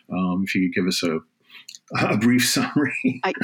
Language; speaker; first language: English; native; English